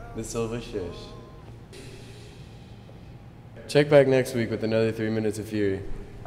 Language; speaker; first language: English; early bilingual, other home language; Portuguese